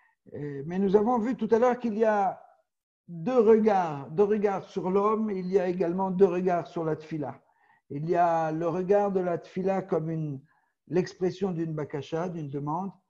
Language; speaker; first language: French; native; French